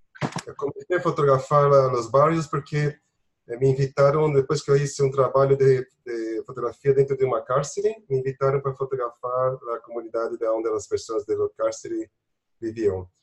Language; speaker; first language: Spanish; non-native, learner; Portuguese